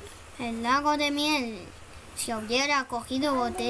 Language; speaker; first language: Spanish; native; Spanish